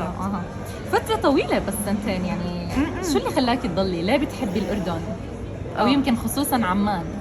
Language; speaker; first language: Arabic; native; Arabic